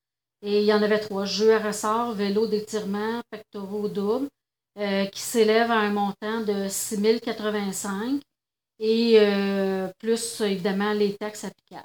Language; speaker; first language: French; native; French